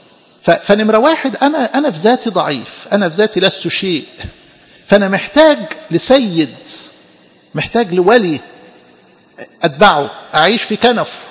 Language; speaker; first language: Arabic; native; Arabic